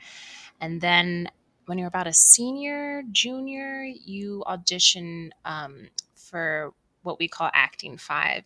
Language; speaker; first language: English; native; English